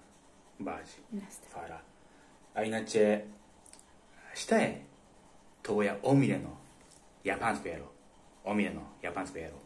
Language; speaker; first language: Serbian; non-native, learner; Japanese